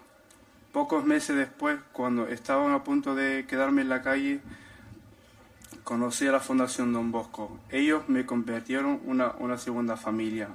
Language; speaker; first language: Spanish; non-native, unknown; Arabic